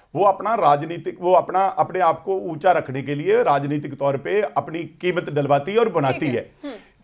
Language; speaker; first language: Hindi; native; Hindi